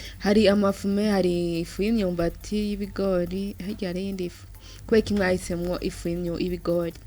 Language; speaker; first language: Rundi; native; Rundi